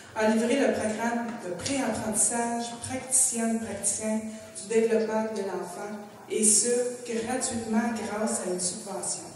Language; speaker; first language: French; native; French